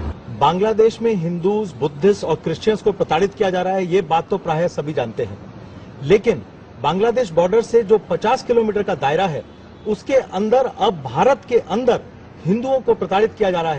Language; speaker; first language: Hindi; native; Hindi